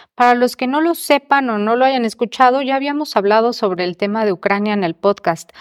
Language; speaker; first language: Spanish; native; Spanish